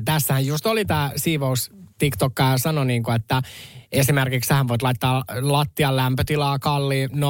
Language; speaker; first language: Finnish; native; Finnish